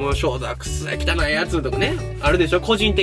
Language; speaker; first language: Japanese; native; Japanese